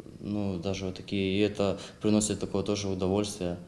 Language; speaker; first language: Russian; non-native, local second language; Ukrainian